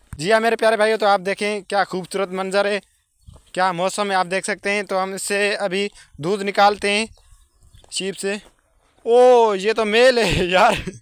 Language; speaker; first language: Urdu; non-native, local second language; Sindhi